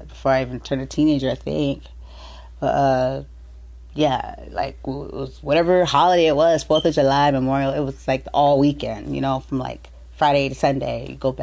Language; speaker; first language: English; native; English